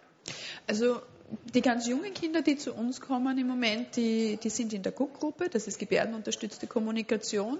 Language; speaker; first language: German; native; German